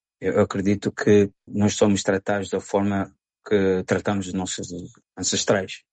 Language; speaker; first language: Portuguese; native; Portuguese